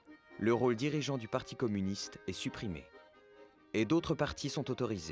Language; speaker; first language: French; native; French